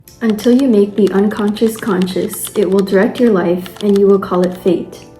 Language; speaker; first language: English; native; English